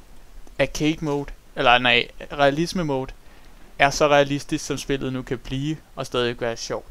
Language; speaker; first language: Danish; native; Danish